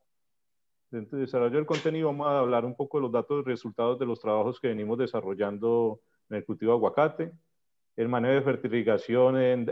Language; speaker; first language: Spanish; native; Spanish